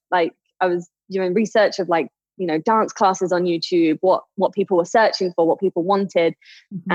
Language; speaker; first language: English; native; English